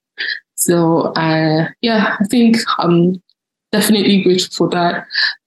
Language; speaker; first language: English; non-native, local second language; Yoruba